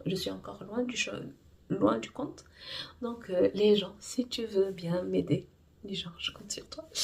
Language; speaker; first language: French; non-native, fluent; Portuguese